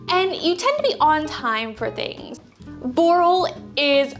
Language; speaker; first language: English; native; English